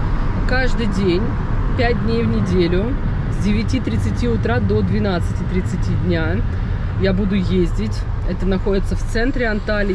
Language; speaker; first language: Russian; native; Russian